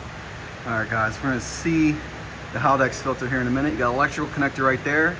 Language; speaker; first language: English; native; English